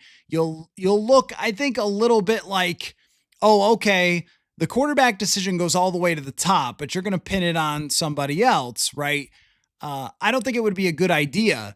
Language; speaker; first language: English; native; English